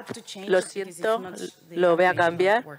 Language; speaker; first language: Spanish; non-native, fluent; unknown